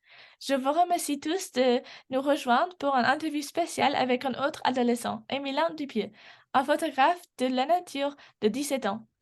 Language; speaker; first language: French; non-native, learner; English